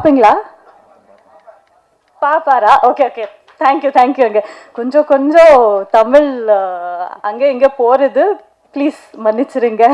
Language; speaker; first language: Tamil; non-native, learner; Kannada